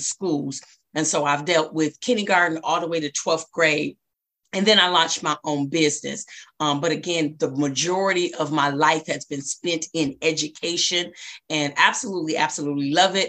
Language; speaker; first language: English; native; English